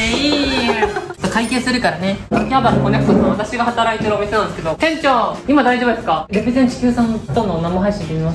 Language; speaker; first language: Japanese; native; Japanese